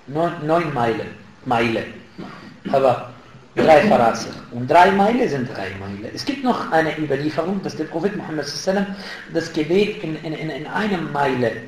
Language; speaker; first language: German; non-native, fluent; Arabic